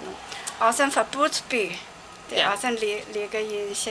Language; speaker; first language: Danish; non-native, learner; Chinese